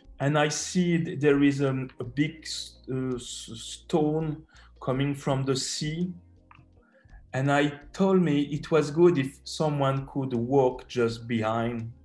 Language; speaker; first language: English; non-native, learner; French